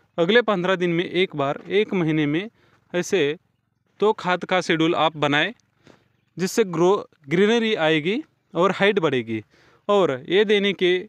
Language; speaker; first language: Hindi; non-native, local second language; Marathi